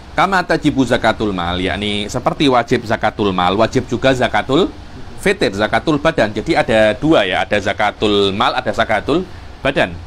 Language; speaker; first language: Indonesian; native; Indonesian